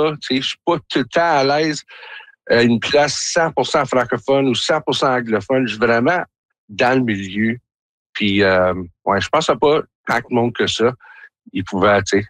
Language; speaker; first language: French; native; French